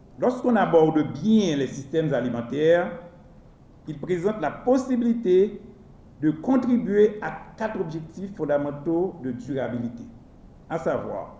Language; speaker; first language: French; non-native, local second language; Haitian Creole